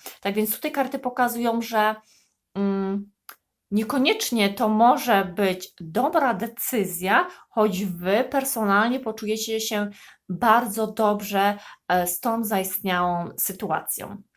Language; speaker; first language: Polish; native; Polish